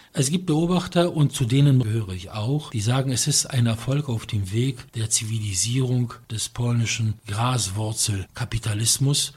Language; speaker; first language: German; non-native, fluent; Polish